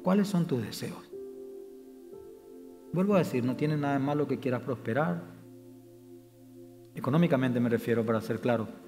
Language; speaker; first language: Spanish; native; Spanish